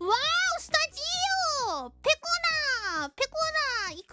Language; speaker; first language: Japanese; native; Japanese